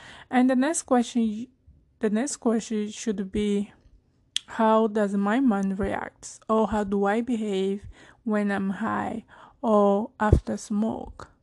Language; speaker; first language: English; non-native, fluent; Portuguese